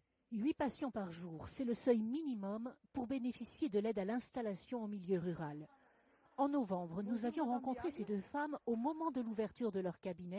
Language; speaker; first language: French; native; French